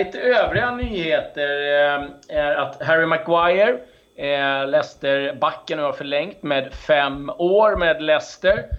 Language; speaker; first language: Swedish; native; Swedish